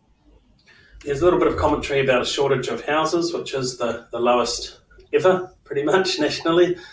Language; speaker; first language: English; native; English